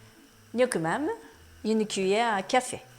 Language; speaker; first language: French; non-native, learner; Japanese